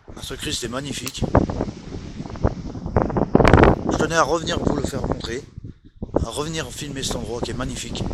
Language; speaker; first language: French; native; French